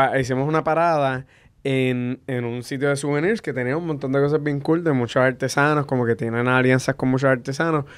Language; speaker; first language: Spanish; native; Spanish